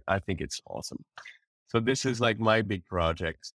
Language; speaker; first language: English; native; English